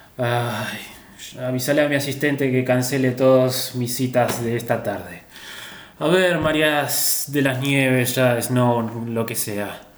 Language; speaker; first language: Spanish; native; Spanish